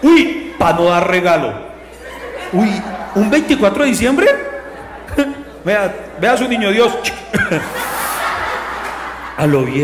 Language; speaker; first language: Spanish; native; Spanish